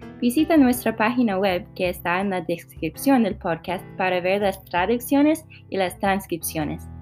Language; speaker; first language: Spanish; early bilingual, heritage; English